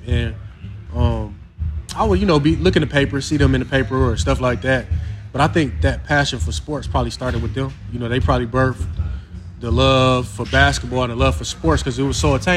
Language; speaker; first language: English; native; English